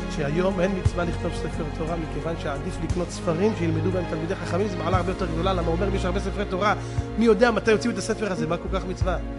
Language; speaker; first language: Hebrew; native; Hebrew